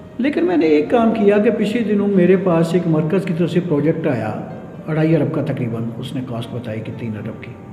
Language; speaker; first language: Urdu; non-native, local second language; Punjabi